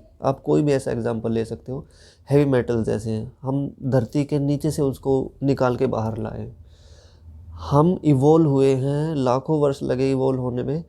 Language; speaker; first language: Hindi; native; Hindi